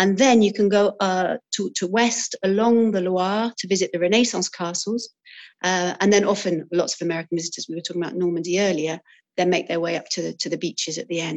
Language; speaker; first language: English; native; English